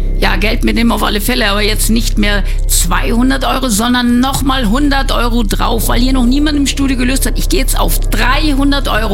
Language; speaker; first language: German; native; German